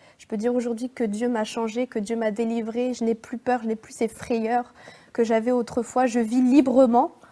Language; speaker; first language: French; native; French